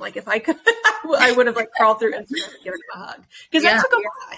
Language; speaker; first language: English; native; English